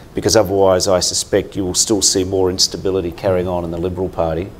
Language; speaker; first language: English; native; English